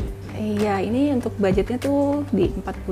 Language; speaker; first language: Indonesian; native; Indonesian